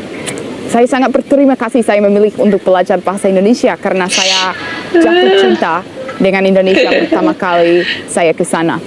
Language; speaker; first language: Indonesian; non-native, fluent; English